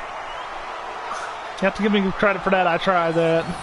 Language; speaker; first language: English; native; English